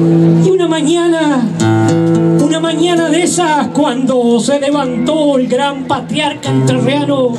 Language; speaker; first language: Spanish; native; Spanish